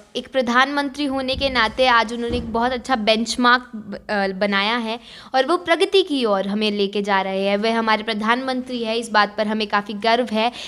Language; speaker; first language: Hindi; native; Hindi